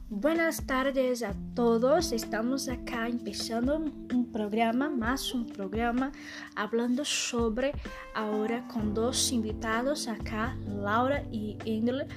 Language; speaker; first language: Spanish; non-native, learner; Portuguese